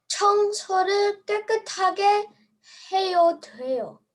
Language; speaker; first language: Korean; non-native, learner; English